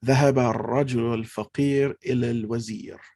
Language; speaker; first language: Arabic; non-native, fluent; English